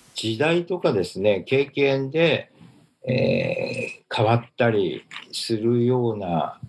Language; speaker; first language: Japanese; native; Japanese